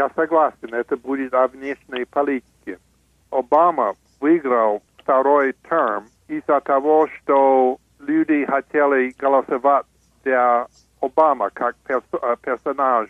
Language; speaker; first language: Russian; non-native, fluent; English